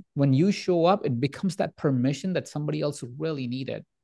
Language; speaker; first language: English; non-native, local second language; Hindi